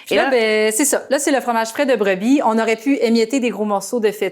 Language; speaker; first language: French; native; French